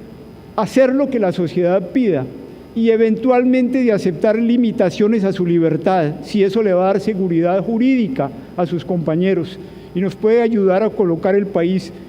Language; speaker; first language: Spanish; native; Spanish